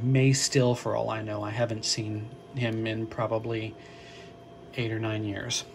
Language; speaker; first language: English; native; English